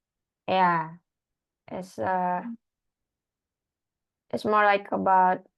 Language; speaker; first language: English; non-native, learner; Indonesian